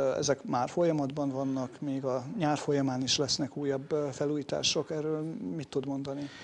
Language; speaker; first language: Hungarian; native; Hungarian